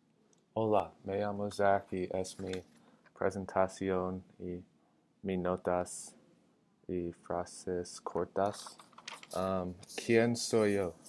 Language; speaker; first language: Spanish; non-native, learner; English